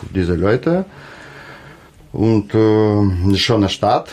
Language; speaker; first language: German; non-native, learner; Russian